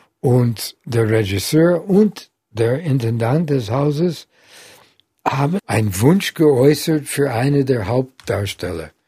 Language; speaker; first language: German; non-native, fluent; English